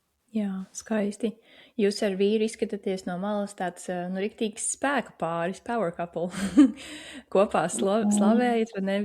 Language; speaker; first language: Latvian; native; Latvian